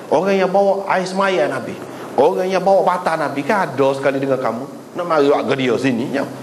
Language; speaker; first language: Malay; native; Malay